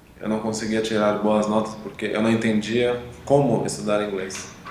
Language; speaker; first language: Portuguese; native; Portuguese